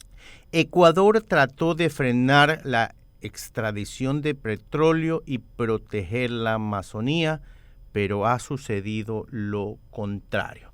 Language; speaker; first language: Spanish; native; Spanish